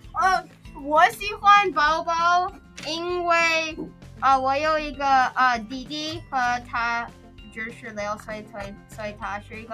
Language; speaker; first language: Chinese; non-native, learner; English